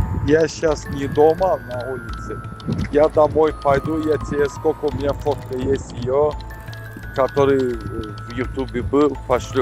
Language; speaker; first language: Russian; non-native, fluent; Azerbaijani